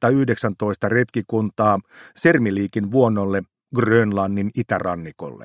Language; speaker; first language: Finnish; native; Finnish